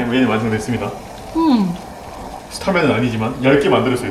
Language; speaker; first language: Korean; native; Korean